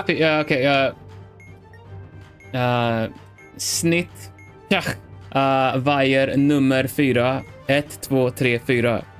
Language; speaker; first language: Swedish; non-native, learner; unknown